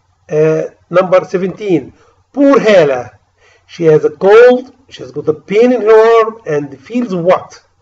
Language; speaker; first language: English; non-native, fluent; Arabic